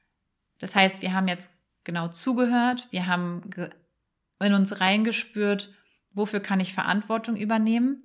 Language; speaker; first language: German; native; German